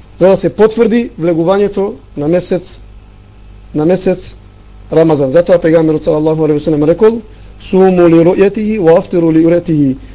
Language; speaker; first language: Macedonian; non-native, local second language; Albanian